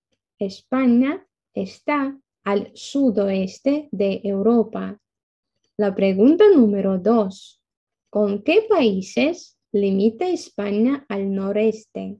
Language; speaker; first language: Spanish; non-native, fluent; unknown